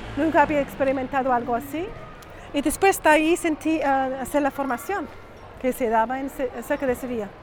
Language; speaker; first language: Spanish; non-native, fluent; English